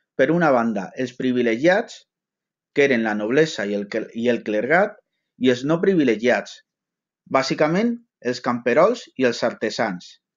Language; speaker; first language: Catalan; non-native, local second language; Spanish